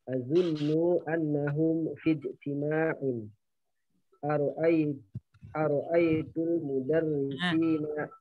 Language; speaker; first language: Arabic; non-native, learner; Indonesian